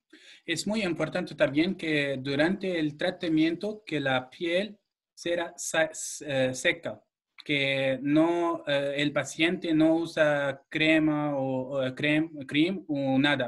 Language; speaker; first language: Spanish; non-native, fluent; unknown